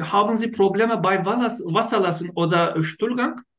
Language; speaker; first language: German; non-native, learner; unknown